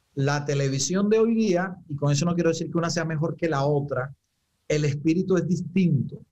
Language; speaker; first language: Spanish; native; Spanish